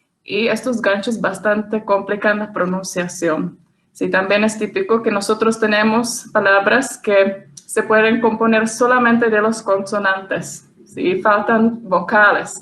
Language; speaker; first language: Spanish; non-native, fluent; Czech